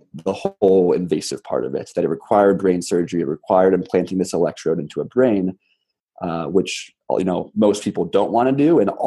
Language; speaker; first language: English; native; English